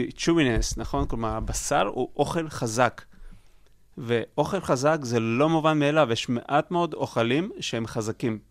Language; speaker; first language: Hebrew; early bilingual, other home language; Russian